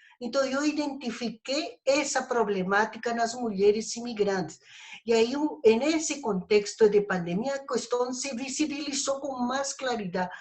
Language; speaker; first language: Portuguese; non-native, fluent; Spanish